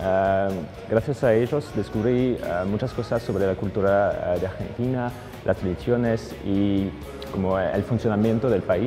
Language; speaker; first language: Spanish; non-native, fluent; French